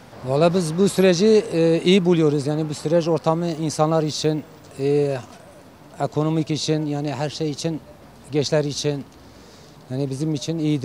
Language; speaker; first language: Turkish; non-native, local second language; Kurdish